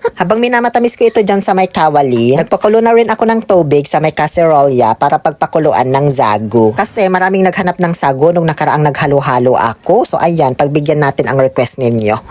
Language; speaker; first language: Filipino; non-native, local second language; Pampanga